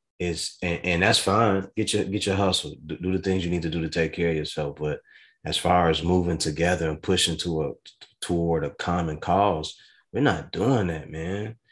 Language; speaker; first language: English; native; English